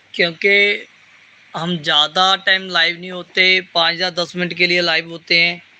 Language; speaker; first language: Hindi; non-native, local second language; Punjabi